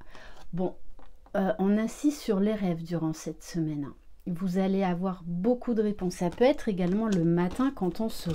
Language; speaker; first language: French; native; French